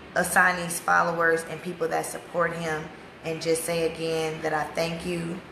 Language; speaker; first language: English; native; English